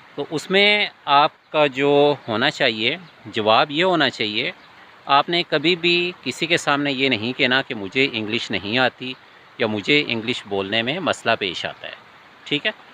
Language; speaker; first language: Urdu; non-native, local second language; Punjabi